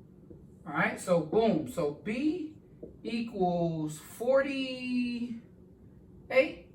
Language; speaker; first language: English; native; English